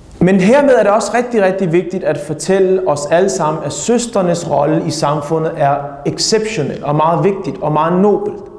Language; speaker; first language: Danish; early bilingual, other home language; Urdu